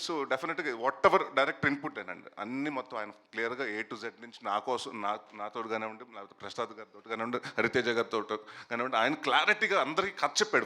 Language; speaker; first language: Telugu; native; Telugu